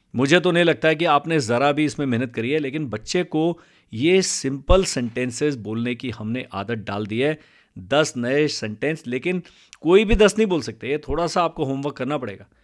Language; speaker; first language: Hindi; non-native, local second language; Punjabi